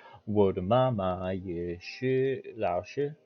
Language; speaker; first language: Chinese; non-native, learner; English